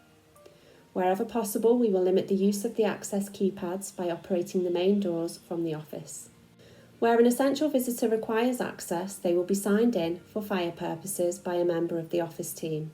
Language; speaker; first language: English; native; English